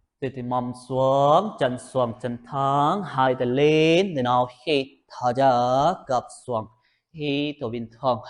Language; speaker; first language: Vietnamese; non-native, learner; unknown